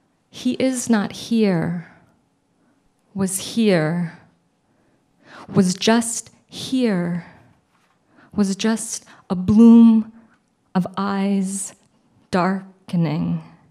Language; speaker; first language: English; early bilingual, other home language; Persian